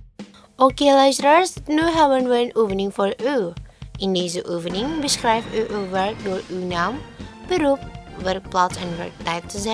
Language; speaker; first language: Dutch; non-native, learner; Indonesian